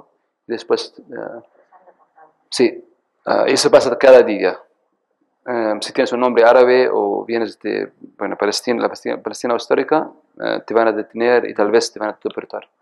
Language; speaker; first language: Spanish; non-native, fluent; Arabic